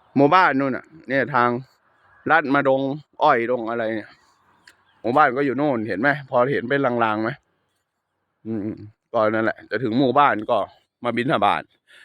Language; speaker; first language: Thai; native; Thai